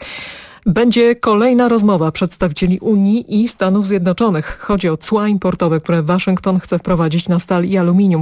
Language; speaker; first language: Polish; native; Polish